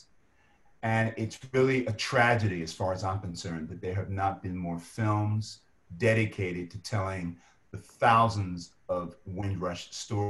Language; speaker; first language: English; native; English